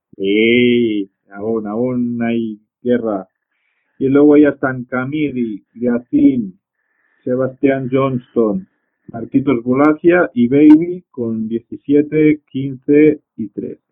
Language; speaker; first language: Spanish; native; Spanish